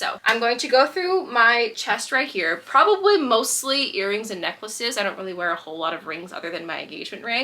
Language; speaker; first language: English; native; English